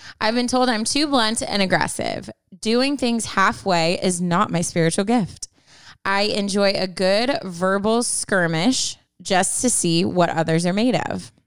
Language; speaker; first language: English; native; English